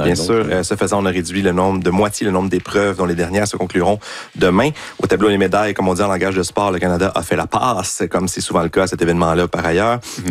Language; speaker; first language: French; native; French